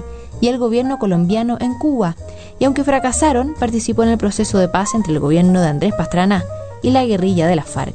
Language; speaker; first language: Spanish; native; Spanish